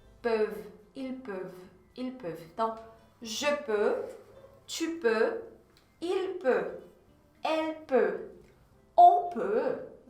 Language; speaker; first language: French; non-native, fluent; Portuguese